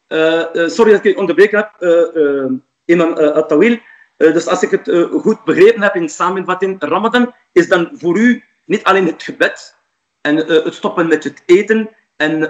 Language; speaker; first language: Dutch; non-native, fluent; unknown